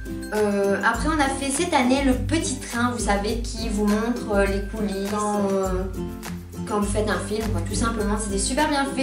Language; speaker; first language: French; native; French